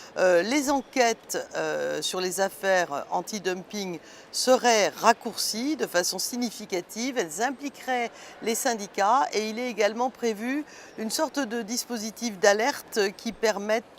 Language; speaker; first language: French; native; French